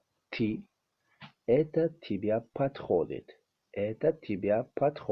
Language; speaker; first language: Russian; non-native, learner; Tajik